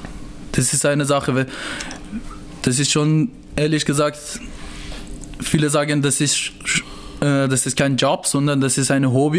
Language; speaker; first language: German; non-native, learner; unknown